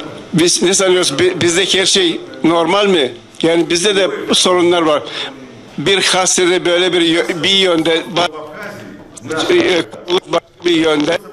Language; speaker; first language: Turkish; non-native, fluent; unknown